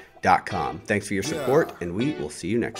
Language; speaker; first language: English; native; English